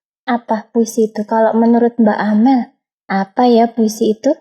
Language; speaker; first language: Indonesian; native; Indonesian